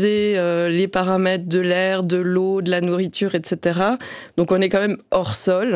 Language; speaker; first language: French; native; French